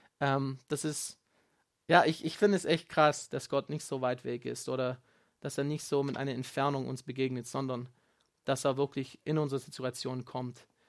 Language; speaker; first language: German; non-native, fluent; Afrikaans